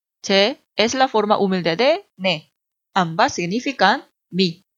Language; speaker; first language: Spanish; non-native, fluent; Korean